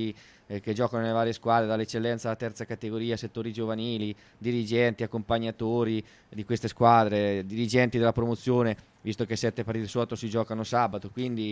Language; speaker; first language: Italian; native; Italian